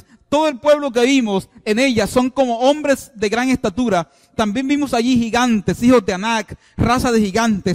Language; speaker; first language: Spanish; native; Spanish